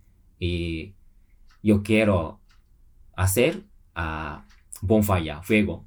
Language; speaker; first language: Spanish; non-native, learner; Japanese